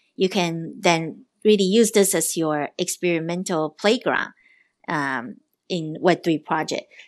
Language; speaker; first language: English; non-native, fluent; Chinese